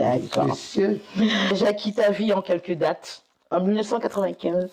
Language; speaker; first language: French; native; French